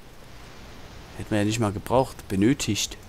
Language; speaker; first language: German; native; German